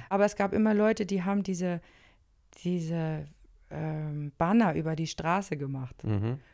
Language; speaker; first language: German; native; German